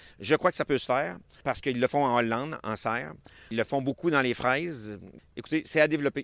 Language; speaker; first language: French; native; French